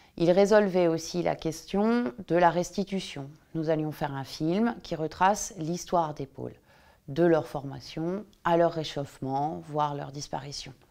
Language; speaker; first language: French; native; French